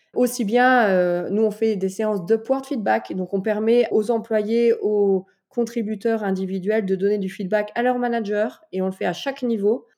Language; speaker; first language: French; native; French